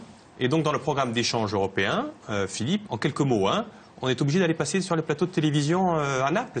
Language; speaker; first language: French; native; French